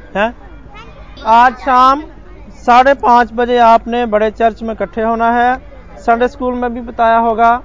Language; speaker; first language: Urdu; non-native, local second language; Punjabi